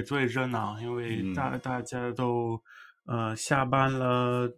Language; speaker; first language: Chinese; early bilingual, heritage; Chinese